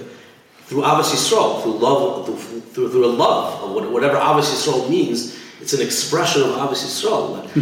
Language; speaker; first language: English; native; English